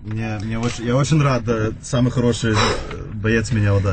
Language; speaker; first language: Russian; early bilingual, heritage; Russian